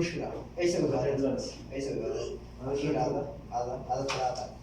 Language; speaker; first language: Arabic; non-native, learner; Hindi